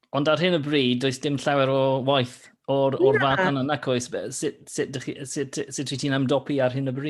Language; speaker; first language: Welsh; non-native, fluent; English